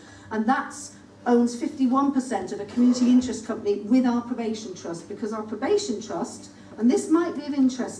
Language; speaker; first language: English; native; English